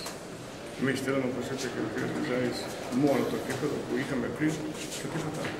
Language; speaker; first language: Greek; non-native, fluent; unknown